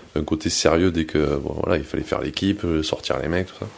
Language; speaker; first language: French; native; French